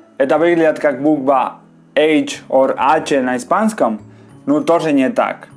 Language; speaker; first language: Russian; non-native, learner; Spanish